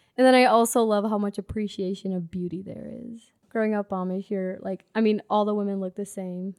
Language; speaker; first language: English; non-native, local second language; Pennsylvania German